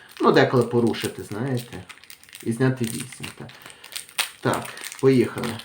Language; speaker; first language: Ukrainian; native; Ukrainian